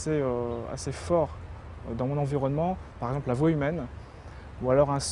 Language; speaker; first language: French; native; French